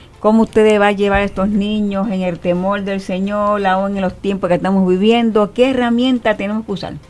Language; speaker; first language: Spanish; early bilingual, heritage; Spanish